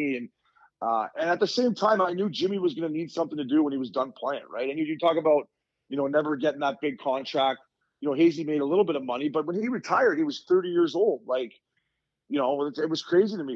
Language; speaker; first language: English; native; English